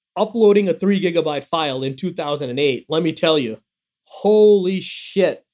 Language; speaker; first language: English; native; English